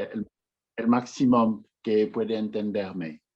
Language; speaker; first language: Spanish; non-native, learner; French